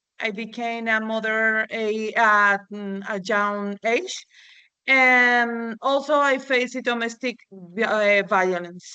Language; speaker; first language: English; non-native, learner; Spanish